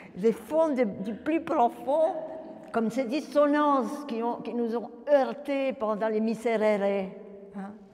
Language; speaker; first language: French; non-native, fluent; Spanish